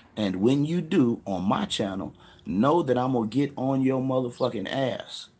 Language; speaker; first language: English; native; English